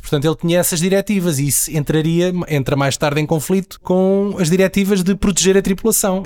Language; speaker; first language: Portuguese; native; Portuguese